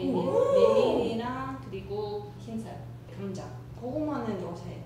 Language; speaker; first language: Korean; non-native, learner; Russian